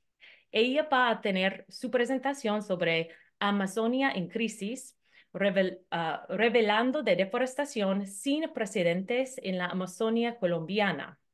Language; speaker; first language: Spanish; non-native, fluent; English